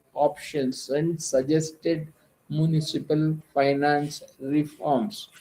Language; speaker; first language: English; non-native, local second language; Kannada